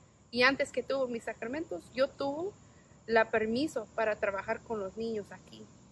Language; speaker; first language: Spanish; non-native, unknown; English